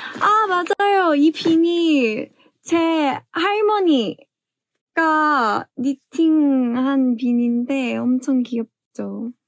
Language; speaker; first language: Korean; early bilingual, heritage; English